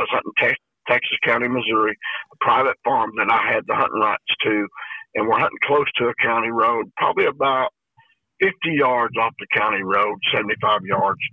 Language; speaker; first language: English; native; English